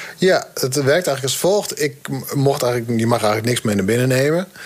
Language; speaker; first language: Dutch; non-native, local second language; Western Frisian